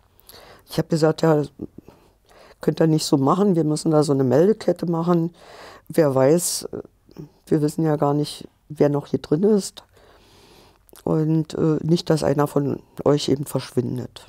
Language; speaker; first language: German; native; German